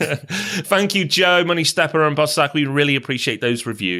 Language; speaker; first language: English; native; English